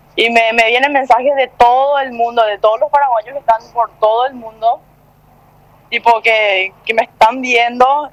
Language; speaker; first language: Spanish; early bilingual, other home language; Korean